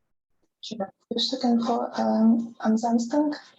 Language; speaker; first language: German; non-native, learner; Spanish